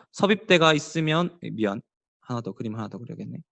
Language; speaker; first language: Korean; native; Korean